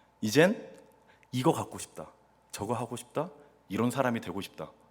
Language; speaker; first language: Korean; native; Korean